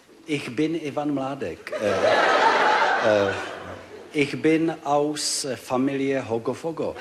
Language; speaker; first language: German; non-native, learner; Czech